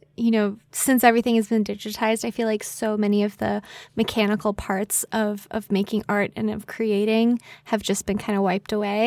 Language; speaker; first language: English; native; English